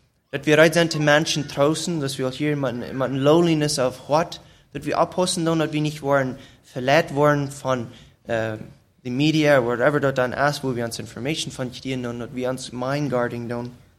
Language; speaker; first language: German; native; German